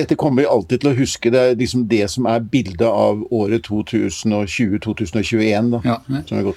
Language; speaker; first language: Norwegian; native; Norwegian